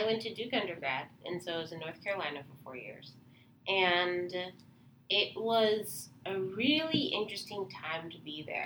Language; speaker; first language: English; native; English